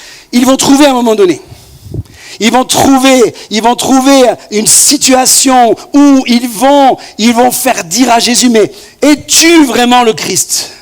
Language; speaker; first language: French; native; French